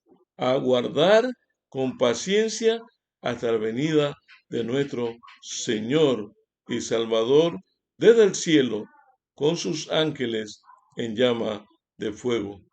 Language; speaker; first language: Spanish; native; Spanish